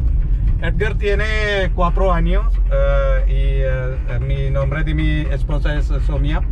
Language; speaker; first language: Spanish; non-native, learner; Malayalam